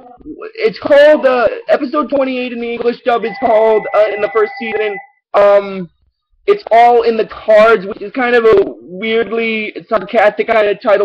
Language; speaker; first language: English; native; English